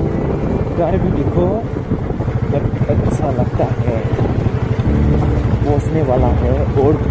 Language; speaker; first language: Hindi; non-native, local second language; Bodo